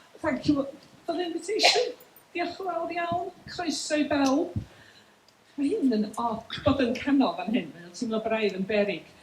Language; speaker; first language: Welsh; native; Welsh